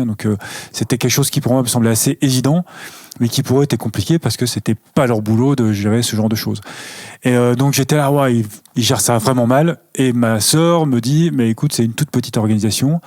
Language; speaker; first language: French; native; French